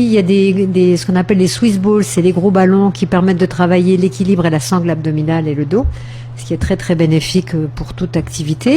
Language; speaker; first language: French; native; French